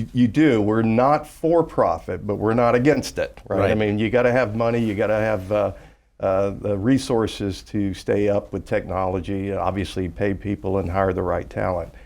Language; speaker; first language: English; native; English